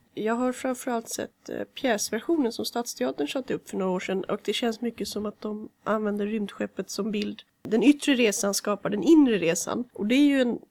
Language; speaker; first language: Swedish; native; Swedish